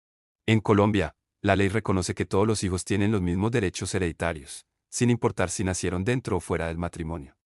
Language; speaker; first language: Spanish; native; Spanish